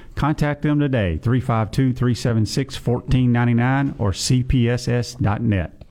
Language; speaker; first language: English; native; English